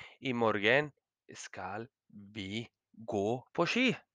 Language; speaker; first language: Norwegian; non-native, fluent; Spanish